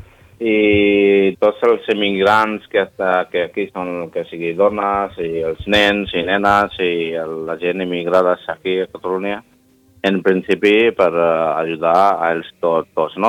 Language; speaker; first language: Catalan; non-native, learner; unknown